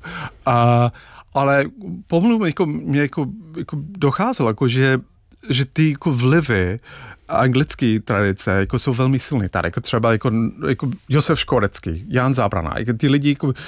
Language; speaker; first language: Czech; non-native, fluent; English